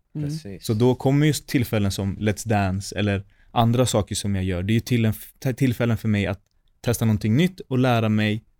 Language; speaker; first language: Swedish; native; Swedish